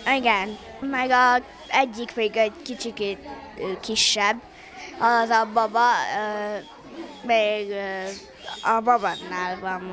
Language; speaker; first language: Hungarian; early bilingual, other home language; Chinese